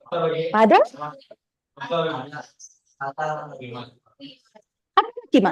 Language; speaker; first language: Japanese; non-native, fluent; Tamil